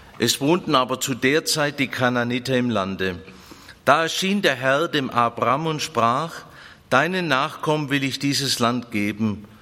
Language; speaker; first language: German; native; German